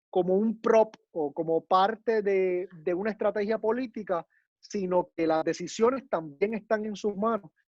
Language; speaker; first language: Spanish; native; Spanish